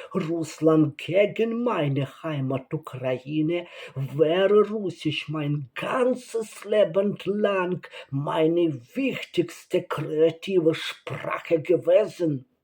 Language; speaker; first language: German; non-native, fluent; Russian